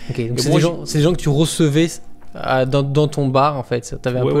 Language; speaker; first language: French; native; French